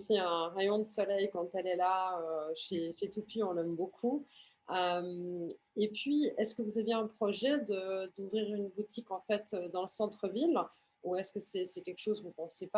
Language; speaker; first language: French; native; French